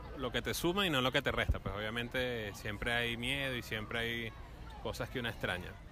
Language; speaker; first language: Spanish; native; Spanish